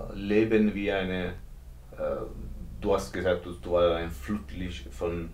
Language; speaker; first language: German; non-native, learner; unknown